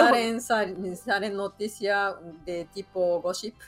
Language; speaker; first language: Spanish; non-native, fluent; Japanese